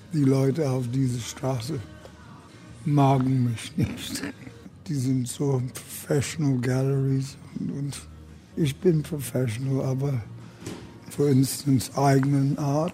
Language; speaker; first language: German; early bilingual, heritage; German